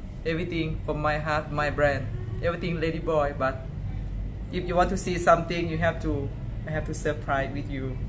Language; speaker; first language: English; non-native, learner; Thai